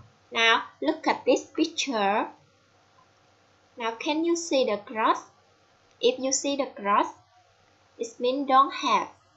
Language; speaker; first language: English; non-native, fluent; Vietnamese